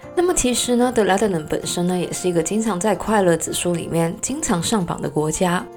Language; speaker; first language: Chinese; non-native, local second language; Cantonese